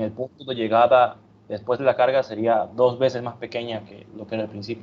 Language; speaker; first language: Spanish; native; Spanish